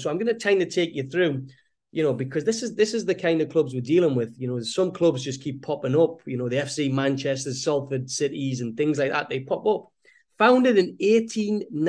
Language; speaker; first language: English; native; English